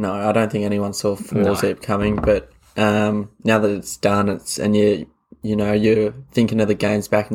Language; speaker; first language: English; native; English